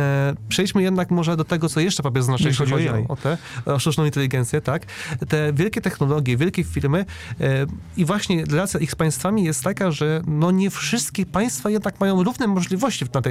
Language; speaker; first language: Polish; native; Polish